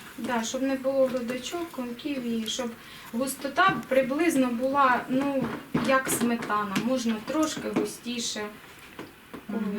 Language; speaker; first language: Ukrainian; native; Ukrainian